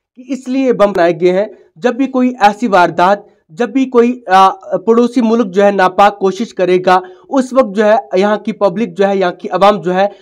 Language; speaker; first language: Hindi; non-native, local second language; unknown